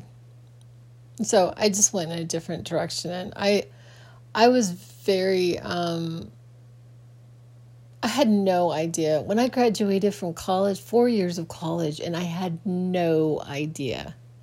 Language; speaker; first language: English; native; English